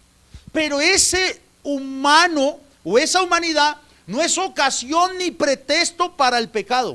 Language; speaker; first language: Spanish; native; Spanish